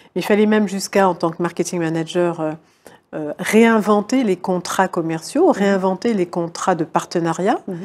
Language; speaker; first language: French; native; French